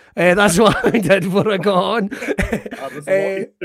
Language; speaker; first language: English; native; English